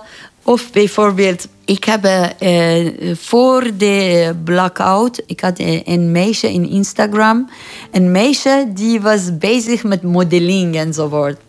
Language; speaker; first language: Dutch; non-native, fluent; Persian